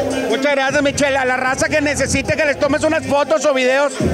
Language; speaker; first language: Spanish; native; Spanish